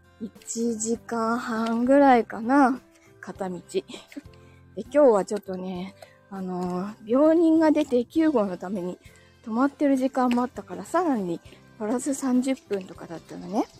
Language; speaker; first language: Japanese; native; Japanese